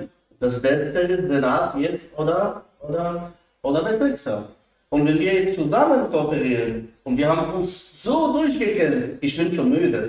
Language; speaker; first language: German; non-native, fluent; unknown